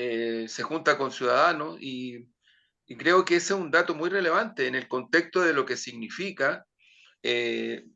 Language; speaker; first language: Spanish; native; Spanish